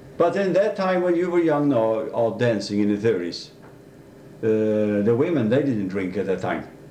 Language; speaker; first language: English; non-native, fluent; Swedish